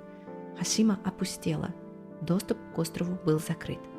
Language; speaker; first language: Russian; native; Russian